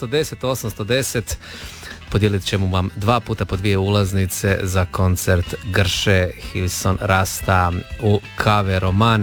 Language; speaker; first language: Serbian; native; Serbian